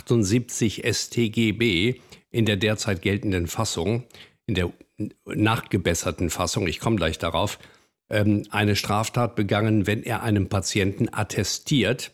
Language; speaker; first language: German; native; German